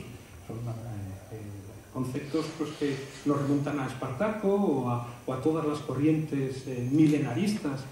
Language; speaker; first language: Spanish; native; Spanish